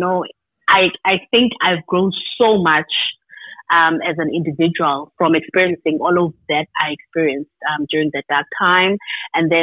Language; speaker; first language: English; non-native, local second language; Xhosa